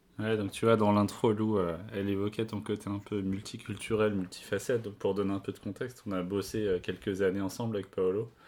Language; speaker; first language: French; native; French